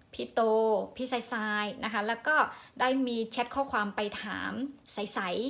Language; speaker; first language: Thai; non-native, local second language; Shan